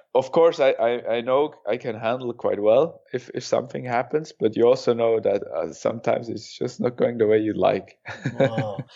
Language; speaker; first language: English; non-native, fluent; German